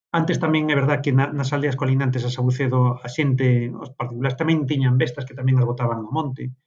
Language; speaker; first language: Galician; native; Galician